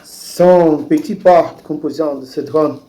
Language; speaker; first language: French; non-native, learner; Portuguese